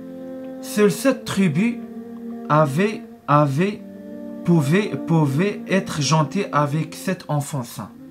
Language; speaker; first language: French; non-native, learner; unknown